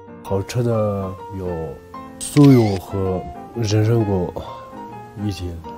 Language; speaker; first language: Chinese; non-native, local second language; Tibetan